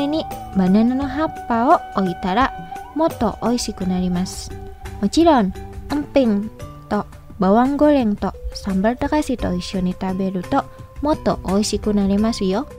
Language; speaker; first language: Japanese; non-native, fluent; Indonesian